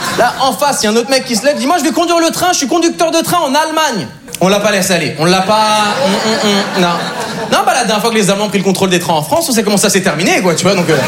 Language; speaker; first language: French; native; French